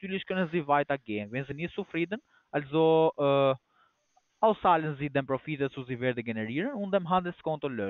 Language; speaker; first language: German; non-native, learner; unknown